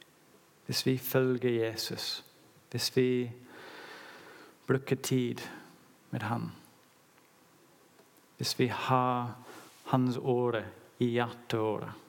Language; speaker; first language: Norwegian; non-native, learner; English